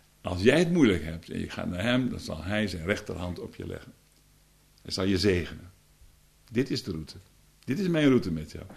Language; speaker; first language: Dutch; native; Dutch